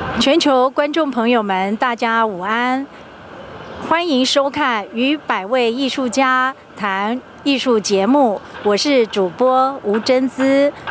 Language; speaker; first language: Chinese; native; Chinese